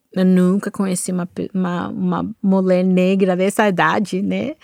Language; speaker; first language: Portuguese; non-native, fluent; English